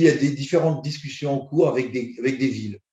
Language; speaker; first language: French; native; French